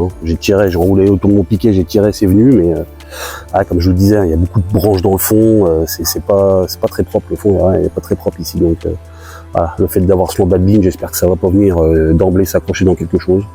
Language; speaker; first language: French; native; French